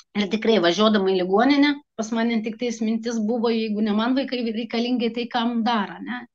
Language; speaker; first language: Lithuanian; non-native, local second language; Russian